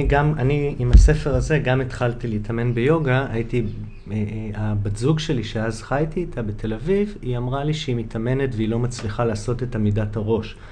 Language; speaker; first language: Hebrew; native; Hebrew